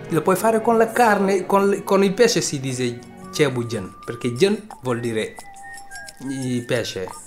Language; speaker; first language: Italian; non-native, learner; Wolof